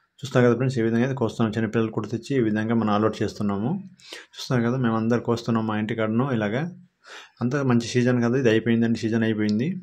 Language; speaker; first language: Telugu; non-native, local second language; Odia